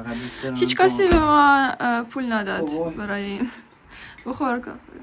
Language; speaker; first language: Persian; non-native, learner; Ukrainian